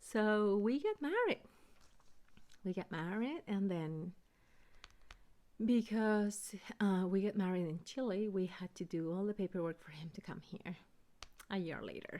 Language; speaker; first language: English; early bilingual, other home language; Spanish